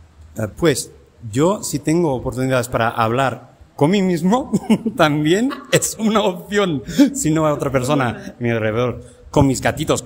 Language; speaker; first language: Spanish; non-native, fluent; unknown